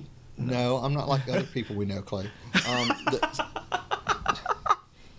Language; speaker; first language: English; native; English